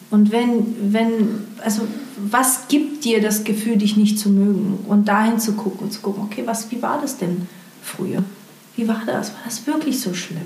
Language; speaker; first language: German; early bilingual, other home language; Portuguese